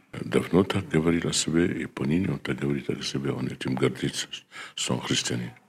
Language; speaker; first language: Russian; non-native, fluent; Arabic